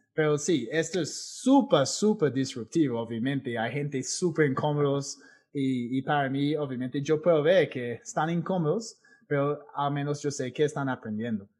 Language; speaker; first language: Spanish; non-native, fluent; English